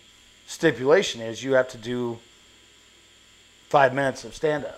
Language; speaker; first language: English; native; English